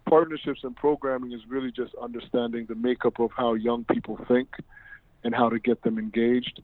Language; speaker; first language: English; native; English